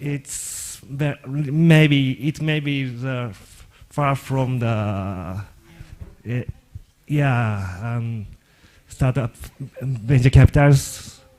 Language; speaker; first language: English; non-native, learner; Japanese